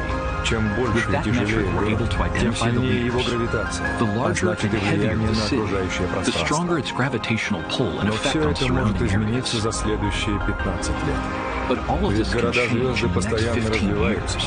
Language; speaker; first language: Russian; native; Russian